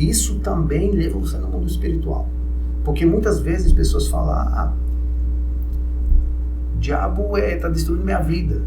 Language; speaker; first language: Portuguese; non-native, fluent; Hebrew